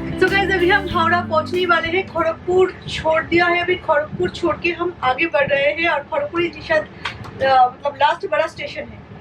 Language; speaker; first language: Hindi; non-native, local second language; Bangla